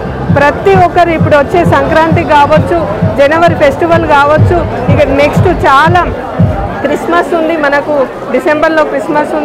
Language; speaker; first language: Telugu; native; Telugu